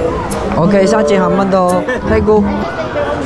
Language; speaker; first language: Korean; non-native, learner; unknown